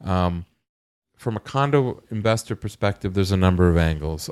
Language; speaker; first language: English; native; English